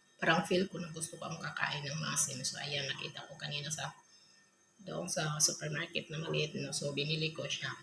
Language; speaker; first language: Filipino; non-native, local second language; Cebuano